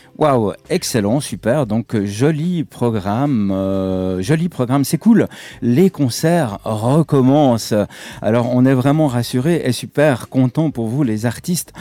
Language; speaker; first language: French; native; French